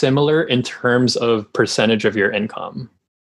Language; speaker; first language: English; non-native, local second language; Filipino